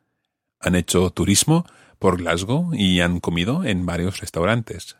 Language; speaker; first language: Spanish; non-native, fluent; English